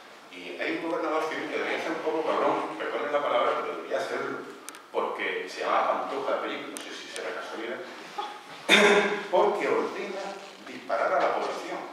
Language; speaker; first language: Spanish; native; Spanish